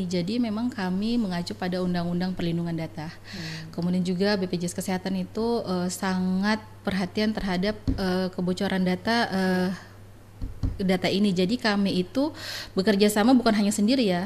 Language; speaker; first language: Indonesian; native; Indonesian